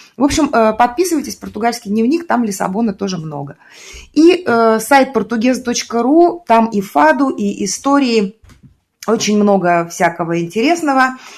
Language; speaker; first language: Russian; native; Russian